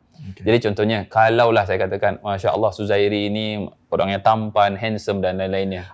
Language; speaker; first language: Malay; native; Malay